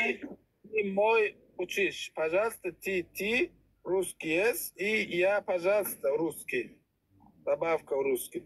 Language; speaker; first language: Russian; non-native, learner; Turkmen